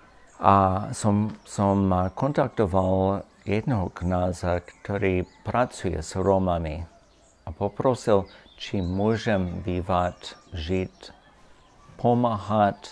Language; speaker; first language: Slovak; non-native, fluent; English